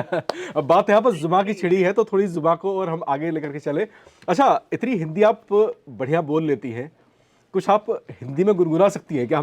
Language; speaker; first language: Hindi; native; Hindi